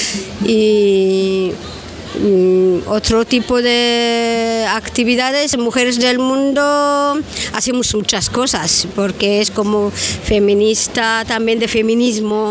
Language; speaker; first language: Spanish; non-native, learner; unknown